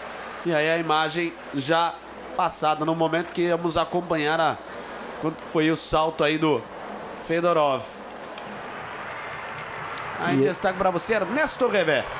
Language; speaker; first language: Portuguese; native; Portuguese